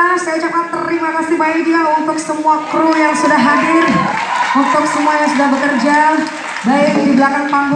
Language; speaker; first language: Indonesian; native; Indonesian